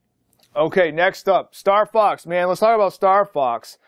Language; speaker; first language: English; native; English